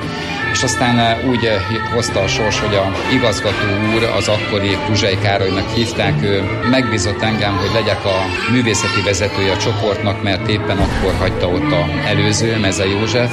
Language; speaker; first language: Hungarian; native; Hungarian